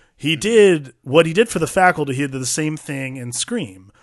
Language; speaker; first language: English; native; English